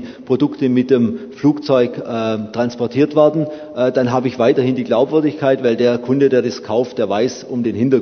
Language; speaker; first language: German; native; German